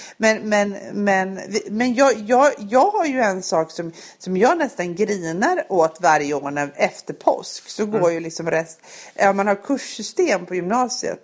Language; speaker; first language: Swedish; native; Swedish